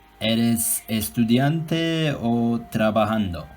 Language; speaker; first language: Spanish; non-native, learner; Turkish